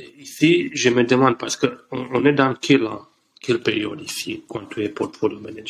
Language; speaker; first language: French; non-native, learner; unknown